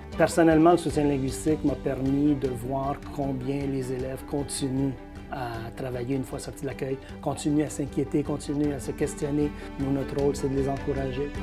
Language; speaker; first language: French; native; French